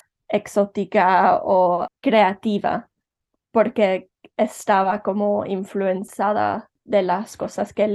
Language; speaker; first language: Spanish; early bilingual, heritage; Spanish